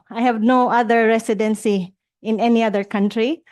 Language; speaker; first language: English; non-native, local second language; Cebuano